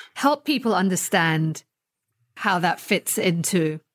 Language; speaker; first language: English; native; English